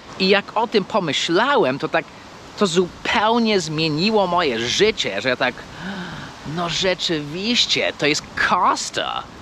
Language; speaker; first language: Polish; non-native, fluent; English